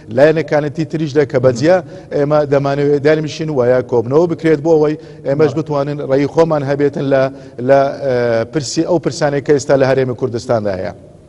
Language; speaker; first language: Central Kurdish; non-native, local second language; Azerbaijani